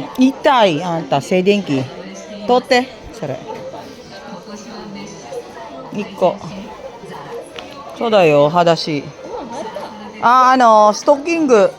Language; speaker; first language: Japanese; non-native, fluent; Filipino